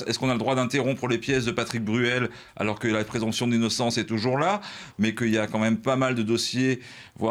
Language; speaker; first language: French; native; French